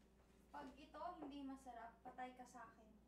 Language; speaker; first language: Filipino; early bilingual, heritage; French